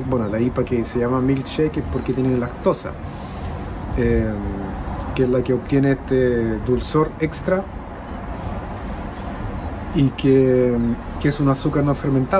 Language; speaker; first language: Spanish; native; Spanish